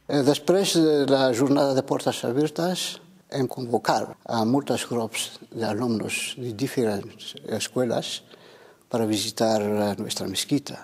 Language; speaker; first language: Catalan; non-native, fluent; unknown